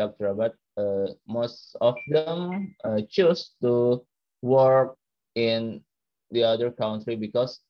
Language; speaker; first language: English; non-native, learner; Indonesian